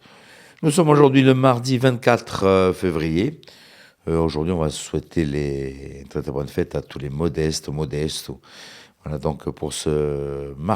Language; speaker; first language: French; native; French